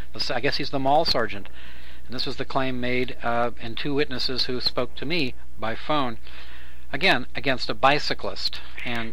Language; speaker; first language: English; native; English